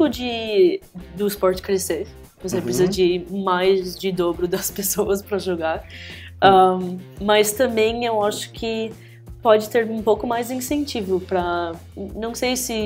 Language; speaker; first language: Portuguese; early bilingual, heritage; English